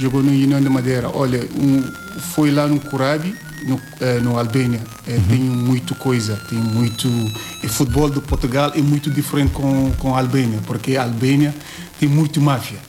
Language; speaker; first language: Portuguese; non-native, learner; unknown